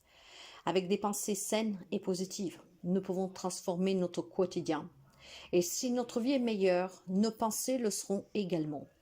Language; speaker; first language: French; non-native, fluent; Italian